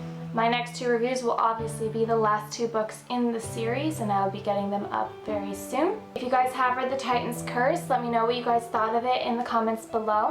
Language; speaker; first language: English; native; English